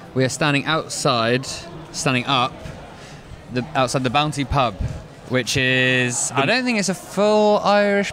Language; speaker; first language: English; native; English